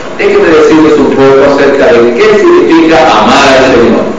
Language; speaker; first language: Spanish; native; Spanish